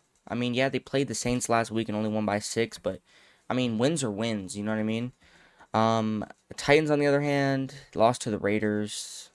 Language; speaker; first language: English; native; English